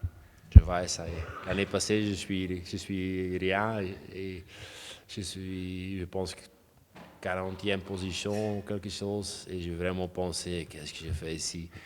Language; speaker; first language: French; non-native, local second language; Dutch